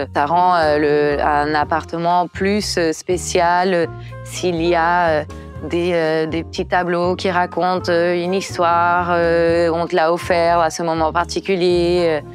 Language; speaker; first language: French; non-native, fluent; Portuguese